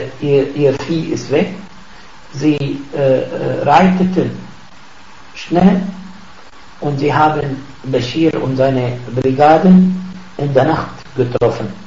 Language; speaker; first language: German; non-native, fluent; Arabic